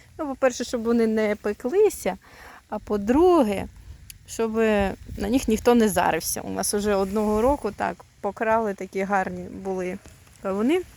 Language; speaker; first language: Ukrainian; native; Ukrainian